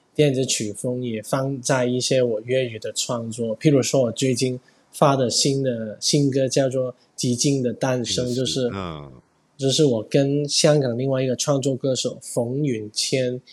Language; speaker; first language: Chinese; non-native, fluent; Cantonese